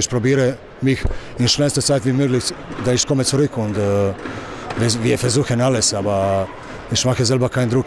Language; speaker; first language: German; non-native, learner; Croatian